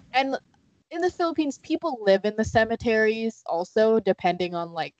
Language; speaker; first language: English; native; English